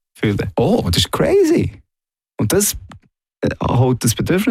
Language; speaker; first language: German; native; German